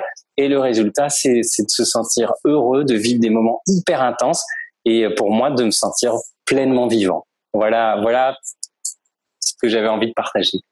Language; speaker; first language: French; native; French